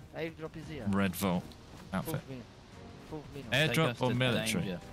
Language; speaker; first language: English; non-native, fluent; Italian